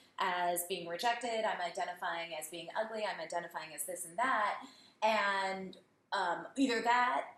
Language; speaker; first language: English; native; English